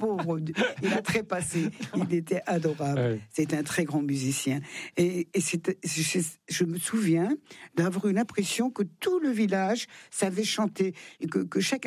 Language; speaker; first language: French; native; French